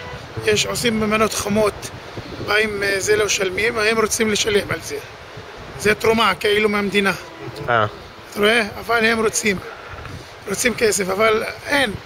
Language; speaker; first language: Hebrew; non-native, local second language; Arabic